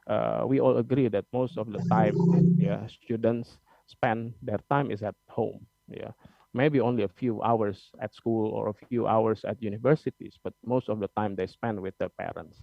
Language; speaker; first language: English; non-native, fluent; Indonesian